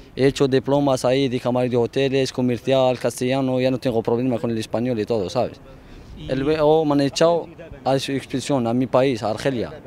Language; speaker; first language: Spanish; non-native, fluent; Arabic